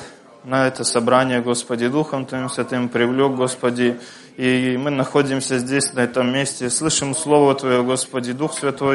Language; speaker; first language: Russian; native; Russian